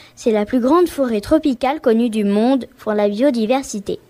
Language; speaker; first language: French; native; French